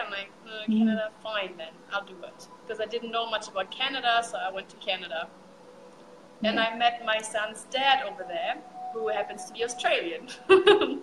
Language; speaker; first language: English; non-native, fluent; German